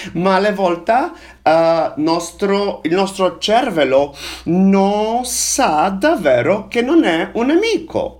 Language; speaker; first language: Italian; non-native, fluent; Portuguese